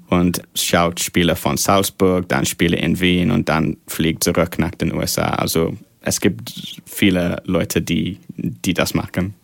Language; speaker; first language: German; non-native, fluent; English